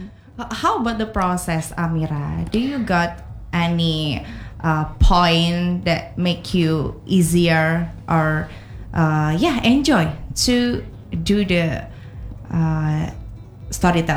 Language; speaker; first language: English; non-native, learner; Indonesian